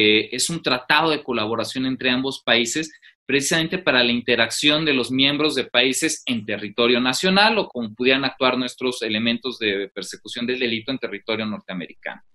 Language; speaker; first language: Spanish; native; Spanish